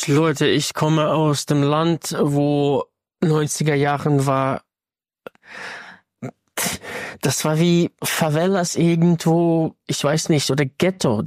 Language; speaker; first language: German; non-native, fluent; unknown